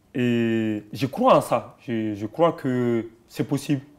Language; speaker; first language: French; non-native, local second language; Bambara